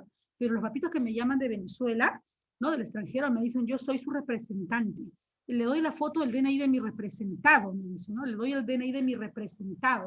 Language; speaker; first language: Spanish; native; Spanish